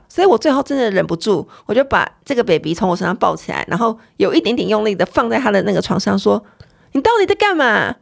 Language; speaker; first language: Chinese; native; Chinese